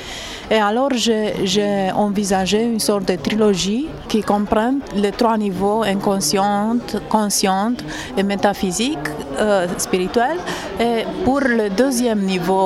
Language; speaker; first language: French; non-native, fluent; Romanian